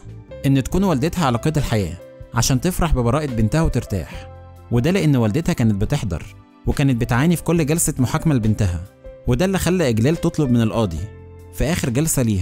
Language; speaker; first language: Arabic; native; Arabic